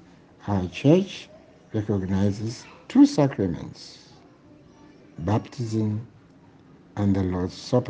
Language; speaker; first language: English; non-native, local second language; Krio